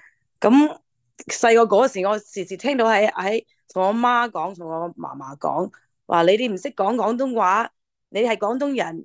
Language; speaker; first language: Cantonese; early bilingual, heritage; English